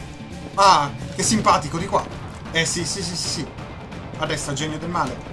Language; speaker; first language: Italian; native; Italian